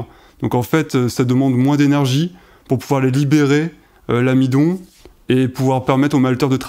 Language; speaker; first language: French; native; French